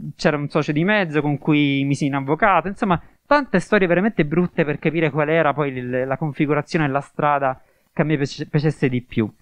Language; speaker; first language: Italian; native; Italian